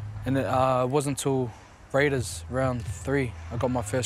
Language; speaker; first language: English; native; English